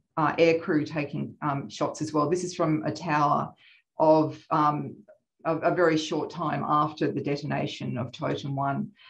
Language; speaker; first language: English; native; English